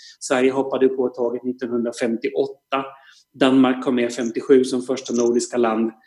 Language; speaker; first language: Swedish; native; Swedish